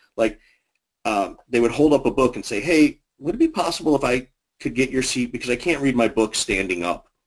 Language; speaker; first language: English; native; English